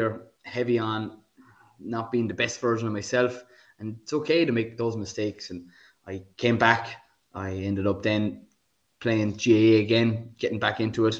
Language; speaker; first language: English; native; English